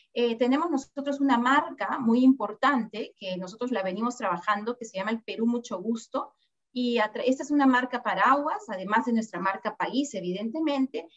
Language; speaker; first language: Spanish; native; Spanish